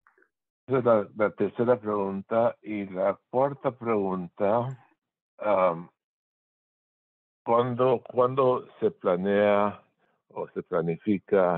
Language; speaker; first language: Spanish; early bilingual, heritage; Spanish